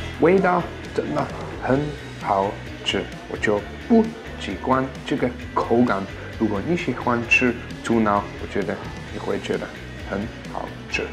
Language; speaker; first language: Chinese; non-native, fluent; German